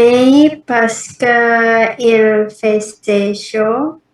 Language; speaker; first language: French; non-native, learner; Indonesian